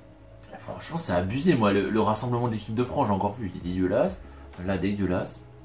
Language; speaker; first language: French; native; French